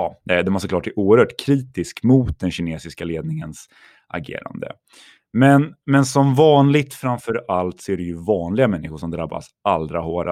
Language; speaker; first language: Swedish; native; Swedish